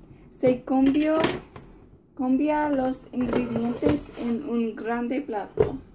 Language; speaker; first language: Spanish; non-native, learner; English